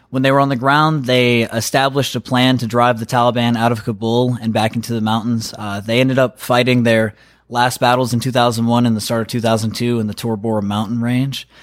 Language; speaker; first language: English; native; English